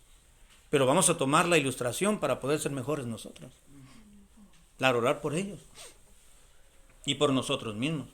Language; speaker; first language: Spanish; native; Spanish